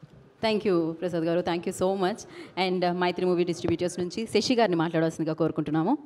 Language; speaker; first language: Telugu; native; Telugu